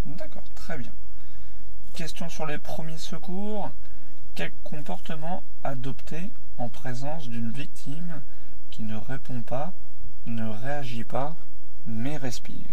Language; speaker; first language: French; native; French